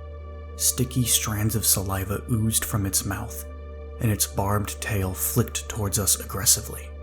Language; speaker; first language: English; native; English